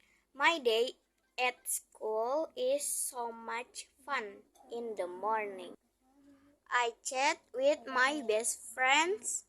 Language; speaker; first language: English; non-native, learner; Indonesian